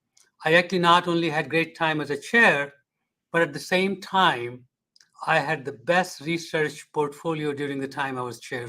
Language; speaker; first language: English; non-native, fluent; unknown